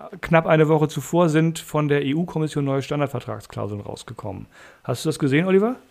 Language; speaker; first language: German; native; German